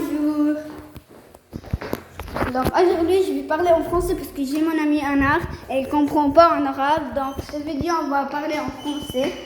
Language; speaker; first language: French; non-native, learner; Arabic